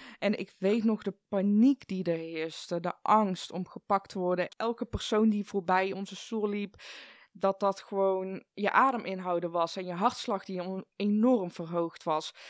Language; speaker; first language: Dutch; early bilingual, other home language; Persian